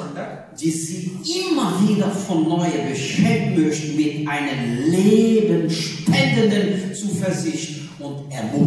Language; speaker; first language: German; non-native, learner; Portuguese